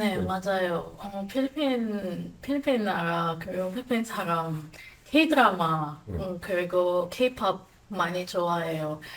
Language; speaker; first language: Korean; non-native, learner; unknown